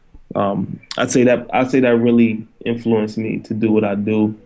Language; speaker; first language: English; native; English